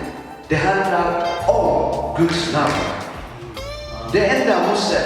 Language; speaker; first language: Swedish; non-native, fluent; Tigrinya